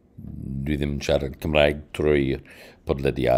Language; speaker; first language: Welsh; non-native, learner; English